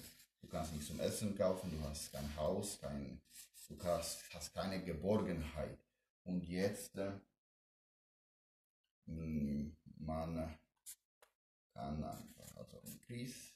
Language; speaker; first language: German; non-native, fluent; Polish